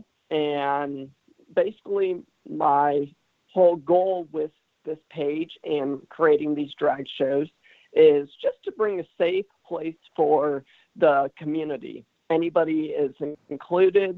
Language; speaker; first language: English; native; English